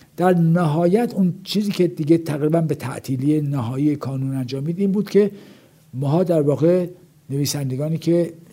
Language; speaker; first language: Persian; native; Persian